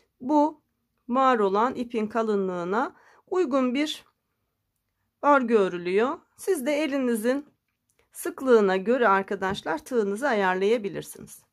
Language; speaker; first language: Turkish; native; Turkish